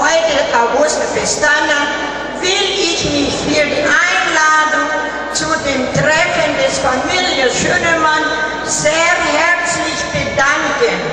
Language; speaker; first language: German; early bilingual, heritage; German